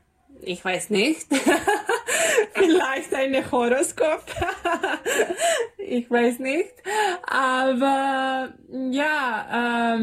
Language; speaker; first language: German; non-native, learner; Serbian